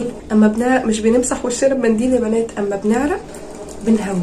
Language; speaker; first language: Arabic; native; Arabic